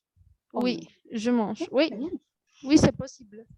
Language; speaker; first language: French; non-native, fluent; Spanish